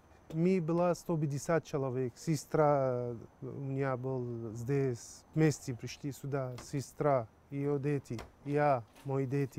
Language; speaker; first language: Russian; non-native, learner; Arabic